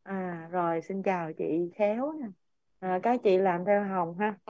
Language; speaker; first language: Vietnamese; native; Vietnamese